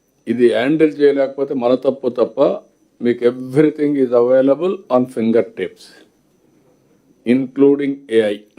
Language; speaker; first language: Telugu; native; Telugu